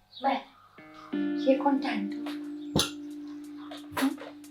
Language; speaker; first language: Italian; non-native, fluent; Ukrainian